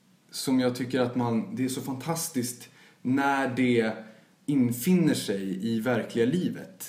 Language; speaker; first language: Swedish; native; Swedish